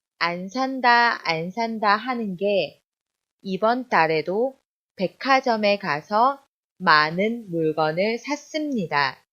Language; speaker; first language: Korean; non-native, fluent; Chinese